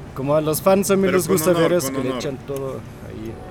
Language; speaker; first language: Spanish; non-native, fluent; German